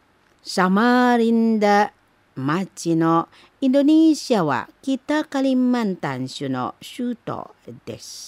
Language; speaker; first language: Japanese; non-native, learner; Indonesian